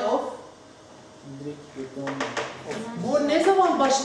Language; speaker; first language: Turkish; non-native, learner; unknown